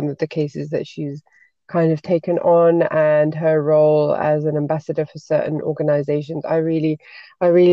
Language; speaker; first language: English; native; English